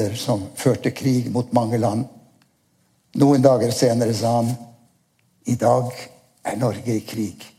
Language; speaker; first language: Norwegian; native; Norwegian